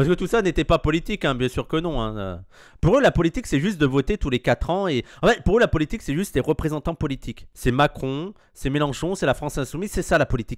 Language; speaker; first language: French; native; French